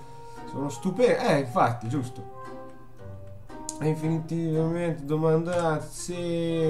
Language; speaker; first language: Italian; native; Italian